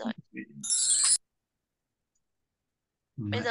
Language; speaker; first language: Chinese; non-native, fluent; Vietnamese